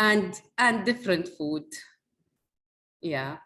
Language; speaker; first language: English; non-native, learner; Arabic